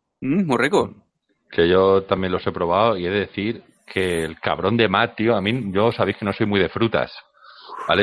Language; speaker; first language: Spanish; native; Spanish